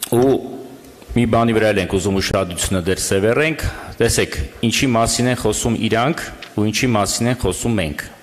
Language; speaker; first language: Armenian; native; Armenian